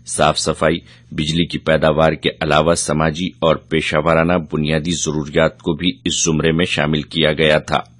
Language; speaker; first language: Urdu; native; Urdu